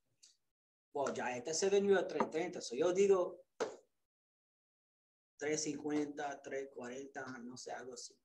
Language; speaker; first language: Spanish; early bilingual, other home language; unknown